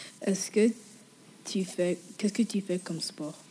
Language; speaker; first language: French; non-native, fluent; English